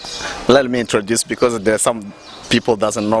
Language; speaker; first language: English; non-native, local second language; Rundi